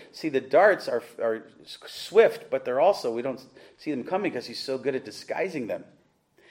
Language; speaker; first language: English; native; English